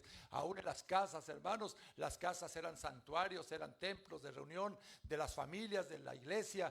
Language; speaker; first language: Spanish; native; Spanish